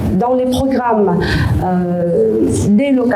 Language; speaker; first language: French; non-native, fluent; Vietnamese